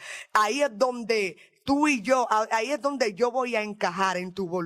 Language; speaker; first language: Spanish; native; Spanish